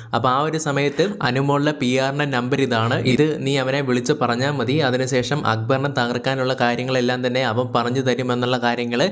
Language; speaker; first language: Malayalam; native; Malayalam